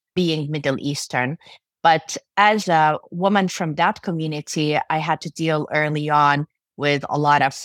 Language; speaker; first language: English; non-native, fluent; Arabic